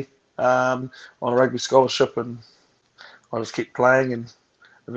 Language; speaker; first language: English; native; English